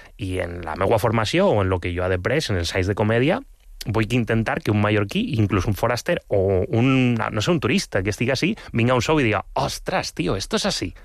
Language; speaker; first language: Catalan; native; Catalan